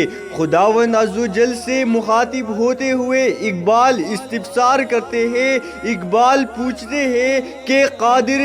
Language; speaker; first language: Urdu; native; Urdu